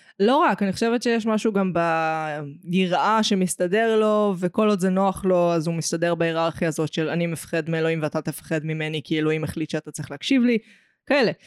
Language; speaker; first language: Hebrew; native; Hebrew